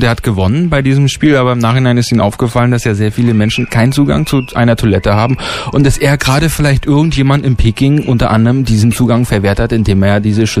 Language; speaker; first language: German; native; German